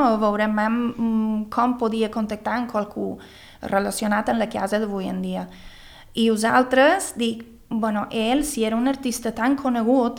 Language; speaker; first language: Catalan; early bilingual, other home language; Swedish